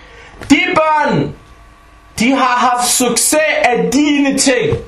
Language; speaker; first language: Danish; early bilingual, other home language; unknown